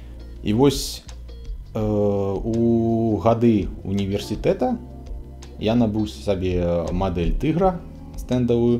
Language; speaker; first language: Belarusian; non-native, local second language; Russian